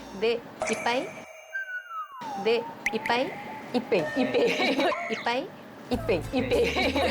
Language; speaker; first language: Korean; native; Korean